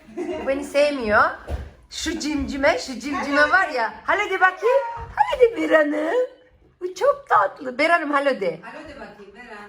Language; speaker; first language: Turkish; early bilingual, heritage; Turkish